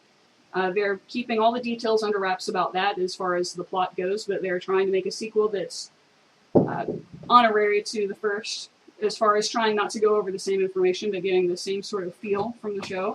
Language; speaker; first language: English; native; English